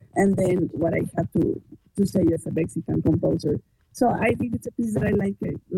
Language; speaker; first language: English; non-native, fluent; Spanish